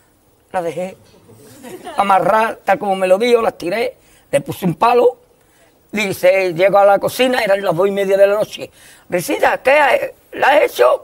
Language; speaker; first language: Spanish; native; Spanish